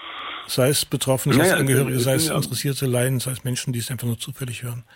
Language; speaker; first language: German; native; German